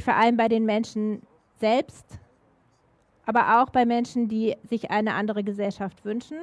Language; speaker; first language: German; native; German